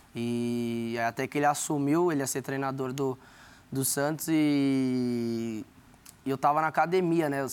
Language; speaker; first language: Portuguese; native; Portuguese